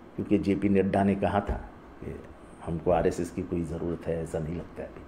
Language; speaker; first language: Hindi; non-native, local second language; Marathi